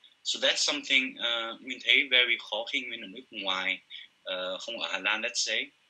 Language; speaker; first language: Vietnamese; early bilingual, heritage; Vietnamese